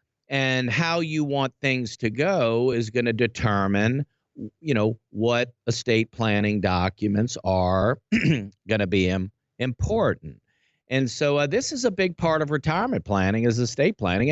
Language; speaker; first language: English; native; English